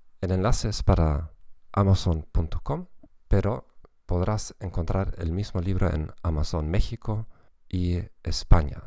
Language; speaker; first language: Spanish; non-native, fluent; German